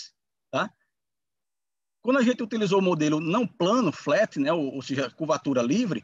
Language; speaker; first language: Portuguese; native; Portuguese